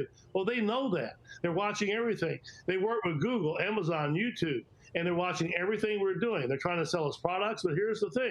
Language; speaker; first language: English; native; English